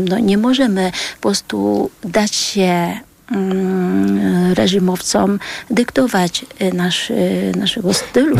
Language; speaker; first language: Polish; early bilingual, other home language; Vietnamese